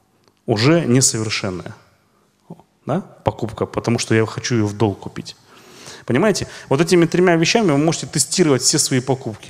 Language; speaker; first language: Russian; native; Russian